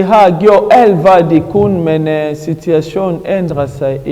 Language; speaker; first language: Danish; non-native, learner; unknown